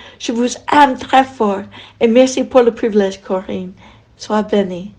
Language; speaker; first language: French; non-native, fluent; English